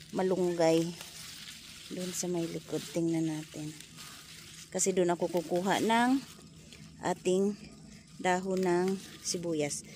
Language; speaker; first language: Filipino; non-native, local second language; Masbatenyo